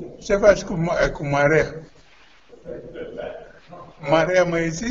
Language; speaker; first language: Romanian; non-native, learner; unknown